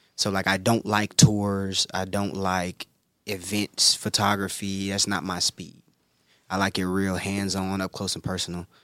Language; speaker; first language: English; native; English